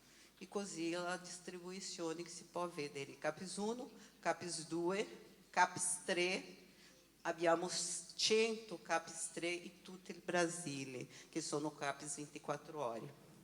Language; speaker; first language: Italian; non-native, learner; Portuguese